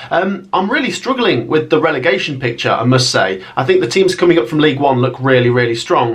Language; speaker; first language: English; native; English